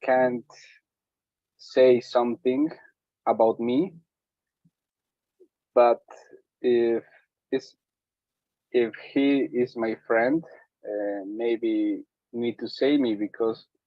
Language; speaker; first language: English; non-native, learner; Spanish